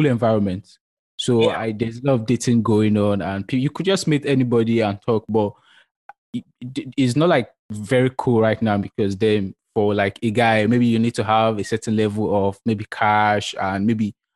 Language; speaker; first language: English; non-native, local second language; Yoruba